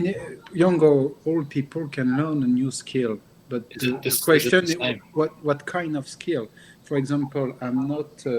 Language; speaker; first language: English; non-native, learner; French